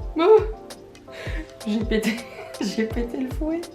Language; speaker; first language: French; native; French